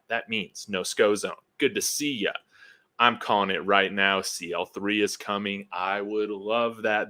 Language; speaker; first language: English; native; English